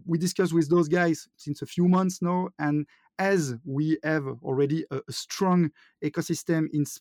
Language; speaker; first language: English; non-native, fluent; French